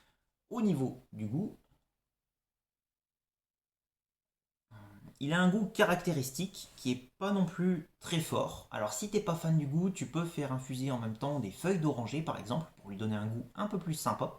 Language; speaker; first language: French; native; French